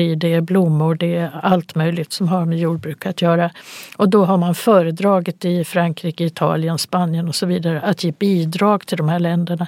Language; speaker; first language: Swedish; native; Swedish